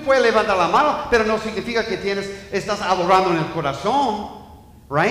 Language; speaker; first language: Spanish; non-native, fluent; English